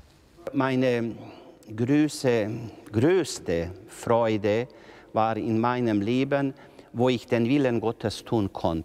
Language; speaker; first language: German; non-native, local second language; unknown